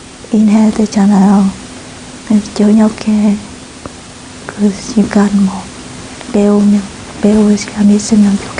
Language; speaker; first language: Korean; non-native, learner; Vietnamese